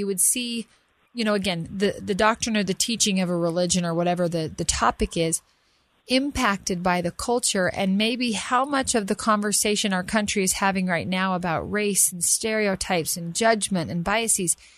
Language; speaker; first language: English; native; English